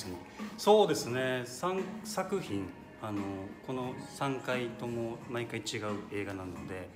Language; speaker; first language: Japanese; native; Japanese